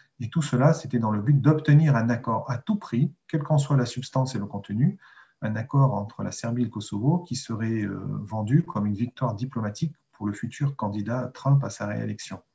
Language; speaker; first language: French; native; French